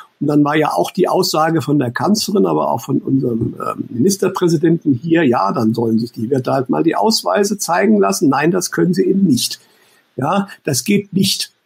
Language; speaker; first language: German; native; German